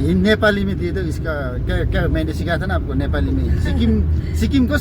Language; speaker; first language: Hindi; non-native, local second language; Nepali